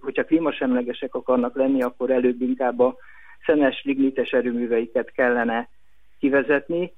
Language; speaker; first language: Hungarian; native; Hungarian